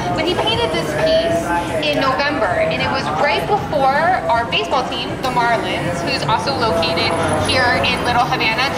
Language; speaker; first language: English; native; English